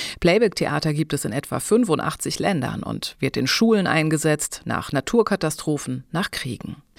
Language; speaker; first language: German; native; German